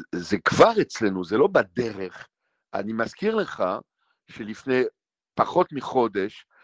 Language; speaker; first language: Hebrew; non-native, fluent; French